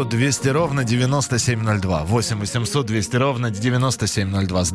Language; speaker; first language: Russian; native; Russian